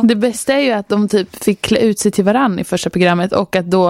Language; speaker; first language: Swedish; native; Swedish